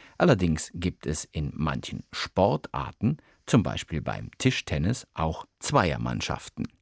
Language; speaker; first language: German; native; German